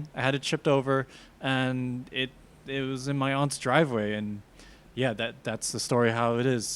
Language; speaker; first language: English; native; English